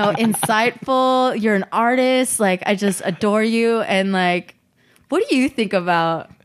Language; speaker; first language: English; early bilingual, other home language; Korean